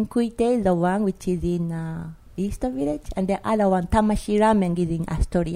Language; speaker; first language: English; non-native, learner; Japanese